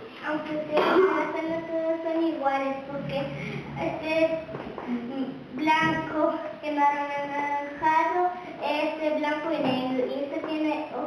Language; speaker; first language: Spanish; non-native, local second language; Galician